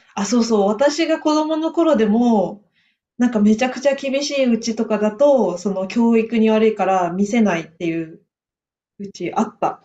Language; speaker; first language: Japanese; native; Japanese